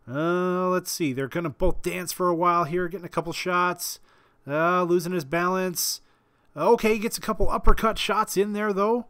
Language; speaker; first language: English; native; English